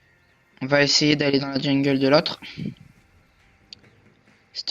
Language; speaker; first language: French; native; French